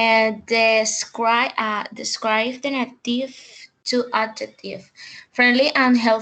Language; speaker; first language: English; non-native, learner; Spanish